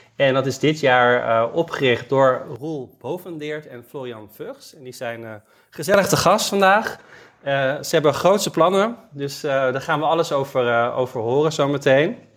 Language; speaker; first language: Dutch; native; Dutch